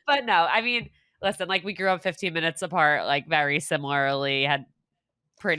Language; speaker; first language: English; native; English